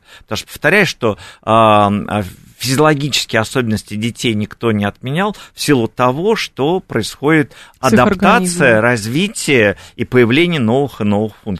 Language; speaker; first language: Russian; native; Russian